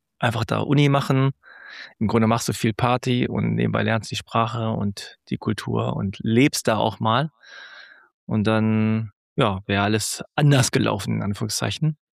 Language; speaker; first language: German; native; German